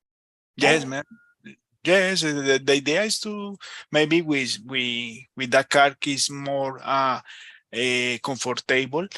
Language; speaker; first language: English; non-native, learner; Spanish